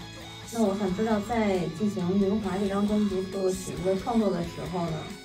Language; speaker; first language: Chinese; native; Chinese